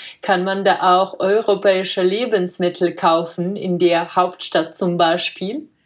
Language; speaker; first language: German; non-native, fluent; Czech